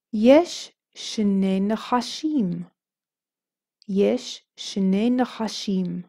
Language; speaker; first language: Hebrew; non-native, fluent; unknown